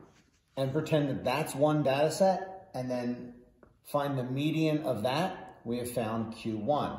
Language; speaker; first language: English; native; English